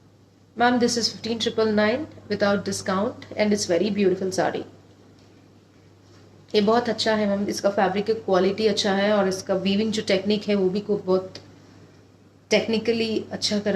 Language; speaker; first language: Hindi; non-native, local second language; Telugu